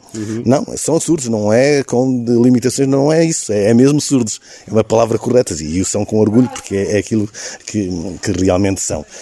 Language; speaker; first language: Portuguese; native; Portuguese